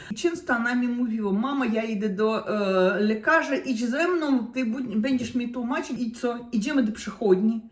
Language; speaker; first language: Polish; non-native, learner; Russian